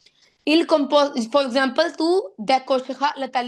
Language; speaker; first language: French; non-native, fluent; Punjabi